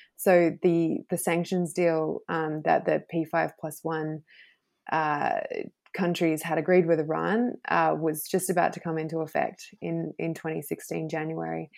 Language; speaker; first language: English; native; English